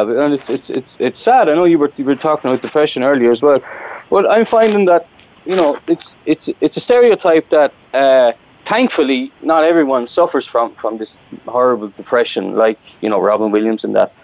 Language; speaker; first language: English; native; English